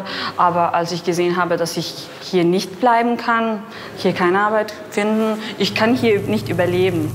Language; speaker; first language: German; non-native, fluent; Bosnian